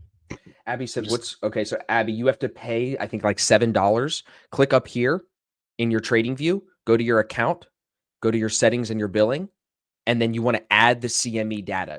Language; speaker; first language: English; native; English